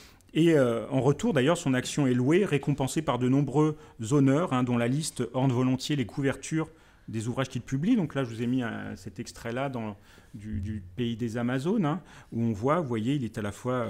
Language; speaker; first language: French; native; French